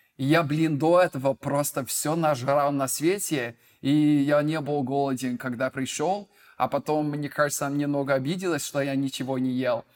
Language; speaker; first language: Russian; non-native, fluent; English